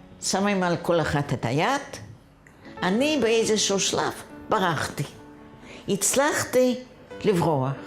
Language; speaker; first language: Hebrew; non-native, fluent; Yiddish